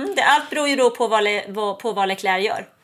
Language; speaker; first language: Swedish; native; Swedish